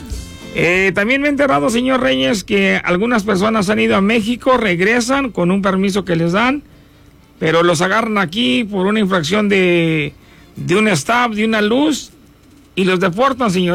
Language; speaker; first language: Spanish; native; Spanish